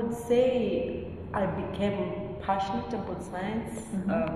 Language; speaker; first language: English; non-native, local second language; Shona